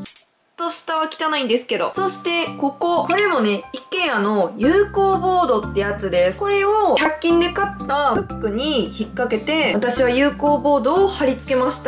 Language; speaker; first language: Japanese; native; Japanese